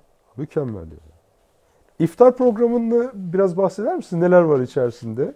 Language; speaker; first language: Turkish; native; Turkish